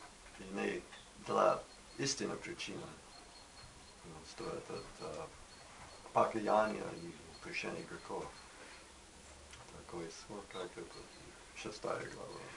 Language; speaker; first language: Russian; non-native, learner; English